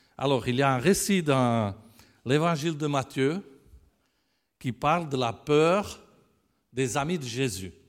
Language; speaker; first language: French; non-native, fluent; Italian